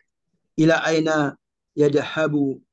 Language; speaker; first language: Arabic; non-native, learner; Indonesian